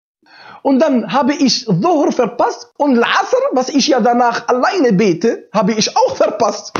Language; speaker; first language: German; non-native, fluent; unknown